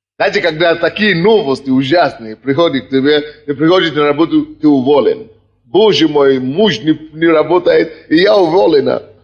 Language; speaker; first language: Russian; non-native, fluent; Yoruba